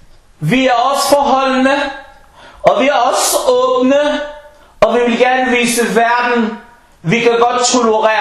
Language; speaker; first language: Danish; non-native, fluent; Arabic